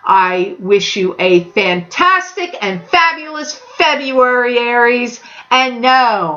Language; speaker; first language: English; native; English